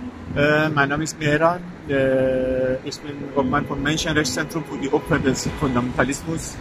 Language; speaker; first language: German; non-native, fluent; Persian